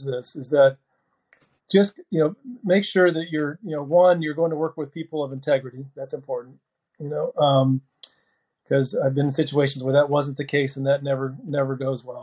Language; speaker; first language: English; native; English